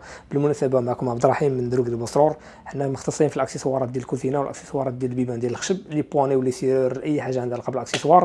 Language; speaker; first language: Arabic; native; Arabic